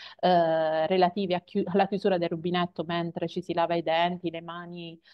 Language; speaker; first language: Italian; native; Italian